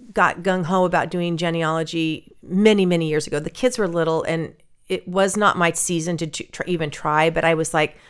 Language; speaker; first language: English; early bilingual, other home language; Norwegian